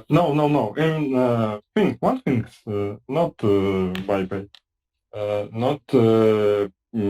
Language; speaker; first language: English; non-native, learner; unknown